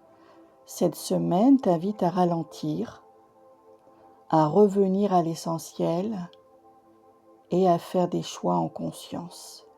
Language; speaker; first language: French; native; French